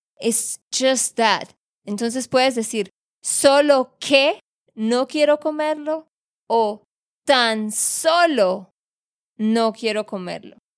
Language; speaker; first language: Spanish; native; Spanish